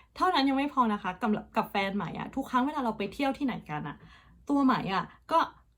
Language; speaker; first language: Thai; early bilingual, heritage; Thai